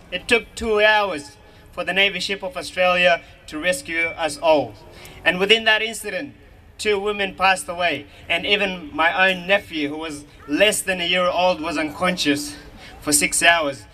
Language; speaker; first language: English; early bilingual, other home language; Hazaragi